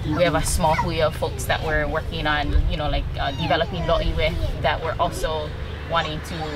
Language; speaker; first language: English; native; English